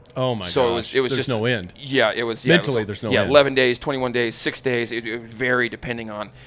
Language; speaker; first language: English; native; English